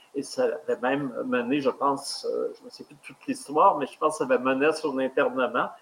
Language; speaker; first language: French; native; French